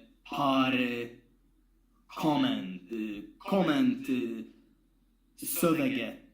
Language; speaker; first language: Hungarian; non-native, learner; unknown